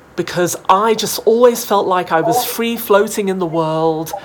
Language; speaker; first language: English; native; English